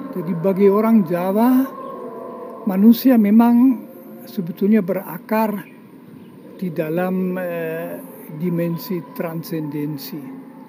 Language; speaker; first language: Indonesian; non-native, fluent; German